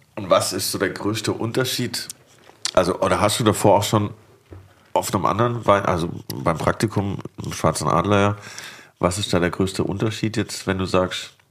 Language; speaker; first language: German; native; German